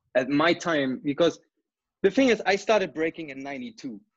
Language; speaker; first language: English; non-native, fluent; German